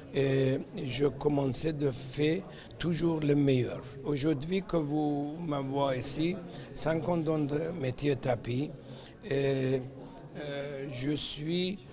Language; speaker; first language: French; non-native, fluent; Persian